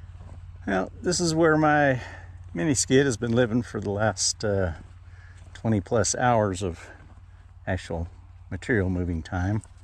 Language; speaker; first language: English; native; English